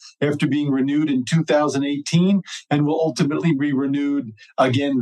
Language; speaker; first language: English; native; English